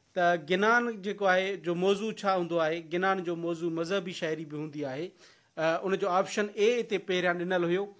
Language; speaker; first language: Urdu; non-native, local second language; Sindhi